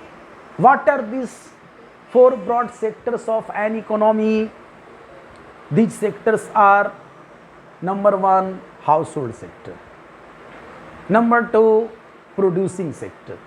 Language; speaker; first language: English; non-native, local second language; Hindi